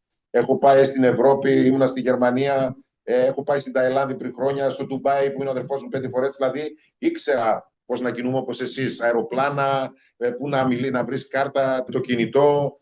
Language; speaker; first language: Greek; native; Greek